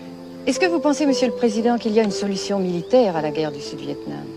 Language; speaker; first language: French; native; French